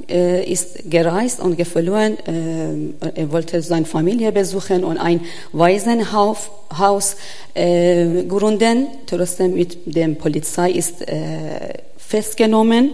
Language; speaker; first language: German; non-native, learner; Persian